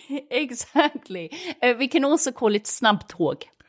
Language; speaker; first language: English; non-native, fluent; Swedish